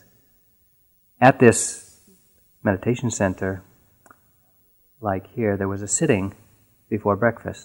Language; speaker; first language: English; native; English